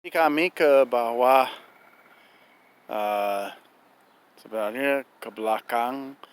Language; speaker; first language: Indonesian; non-native, fluent; English